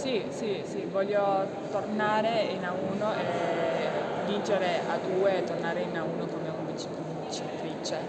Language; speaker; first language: Italian; non-native, fluent; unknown